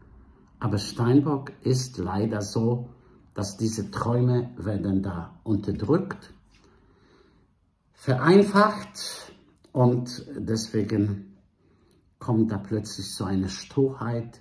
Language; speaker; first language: German; non-native, fluent; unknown